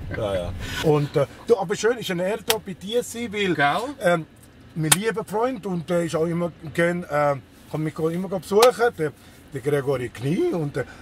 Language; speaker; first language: German; early bilingual, heritage; Spanish